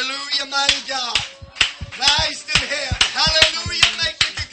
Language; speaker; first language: German; non-native, learner; English